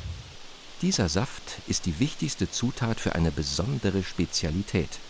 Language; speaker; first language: German; native; German